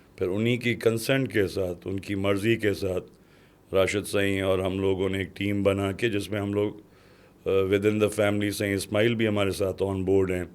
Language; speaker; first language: Urdu; non-native, local second language; Sindhi